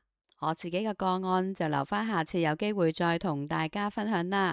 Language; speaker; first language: Cantonese; native; Cantonese